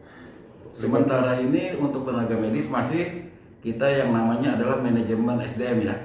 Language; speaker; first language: Indonesian; native; Indonesian